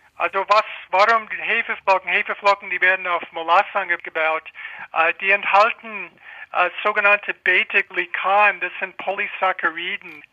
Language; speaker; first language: German; non-native, fluent; English